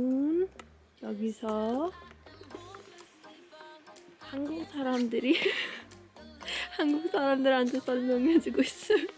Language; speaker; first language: Korean; non-native, fluent; Persian